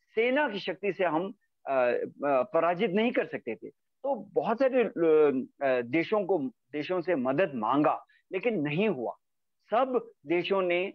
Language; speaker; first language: Hindi; native; Hindi